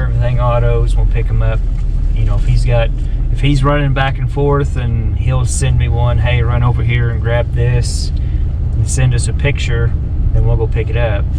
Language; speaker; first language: English; native; English